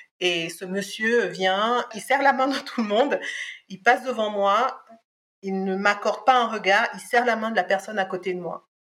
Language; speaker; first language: French; early bilingual, other home language; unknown